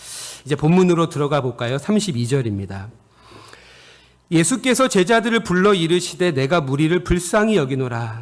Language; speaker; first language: Korean; native; Korean